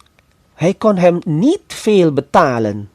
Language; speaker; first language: Dutch; non-native, fluent; Indonesian